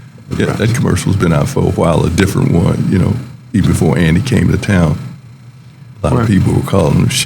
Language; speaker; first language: English; native; English